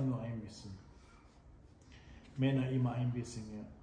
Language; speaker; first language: German; non-native, learner; Turkish